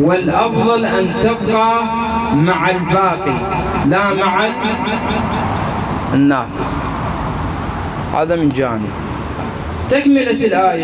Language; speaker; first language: Arabic; native; Arabic